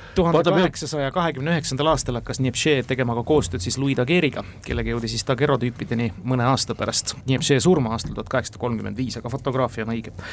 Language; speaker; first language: Estonian; native; Estonian